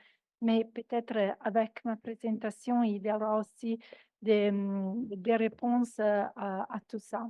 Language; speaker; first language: French; non-native, fluent; Italian